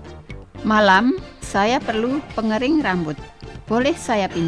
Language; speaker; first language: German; non-native, fluent; Indonesian